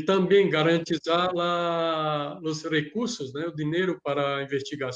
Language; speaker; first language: Spanish; non-native, learner; Portuguese